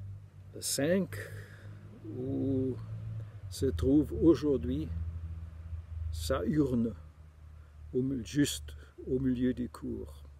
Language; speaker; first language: French; non-native, fluent; German